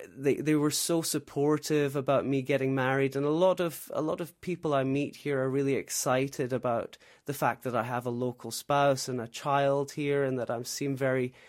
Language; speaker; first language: English; native; English